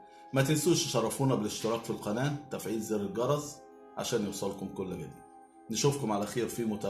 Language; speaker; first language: Arabic; native; Arabic